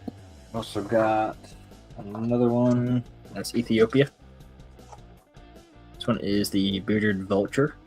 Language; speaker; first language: English; native; English